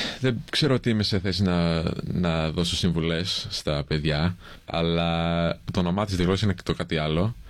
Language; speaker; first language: Greek; early bilingual, heritage; English